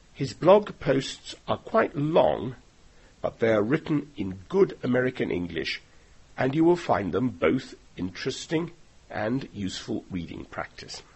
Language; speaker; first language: English; native; English